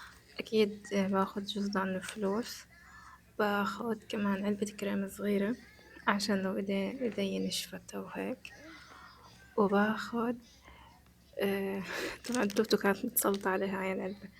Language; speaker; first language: Arabic; native; Arabic